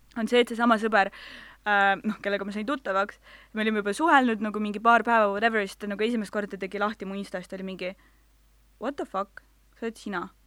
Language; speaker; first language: Estonian; non-native, local second language; Russian